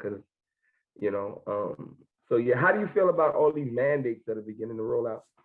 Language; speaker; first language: English; native; English